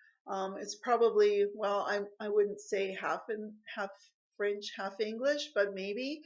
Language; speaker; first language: English; native; English